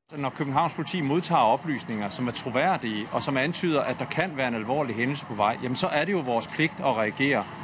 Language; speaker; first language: Danish; native; Danish